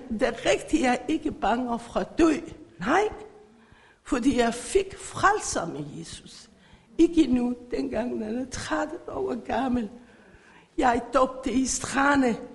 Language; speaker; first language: Danish; non-native, learner; Persian